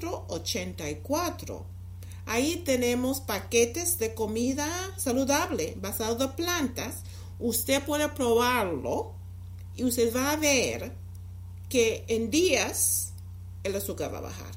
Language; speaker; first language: Spanish; non-native, fluent; English